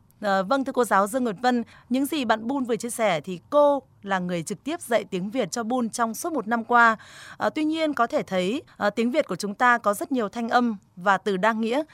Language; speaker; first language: Vietnamese; native; Vietnamese